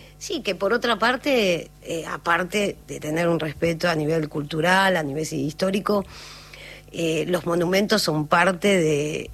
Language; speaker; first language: Spanish; native; Spanish